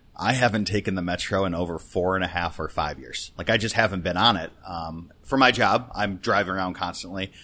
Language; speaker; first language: English; native; English